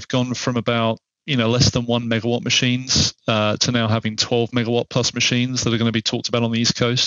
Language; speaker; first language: English; native; English